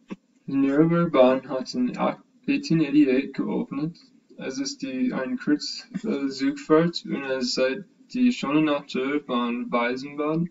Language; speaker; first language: German; non-native, learner; English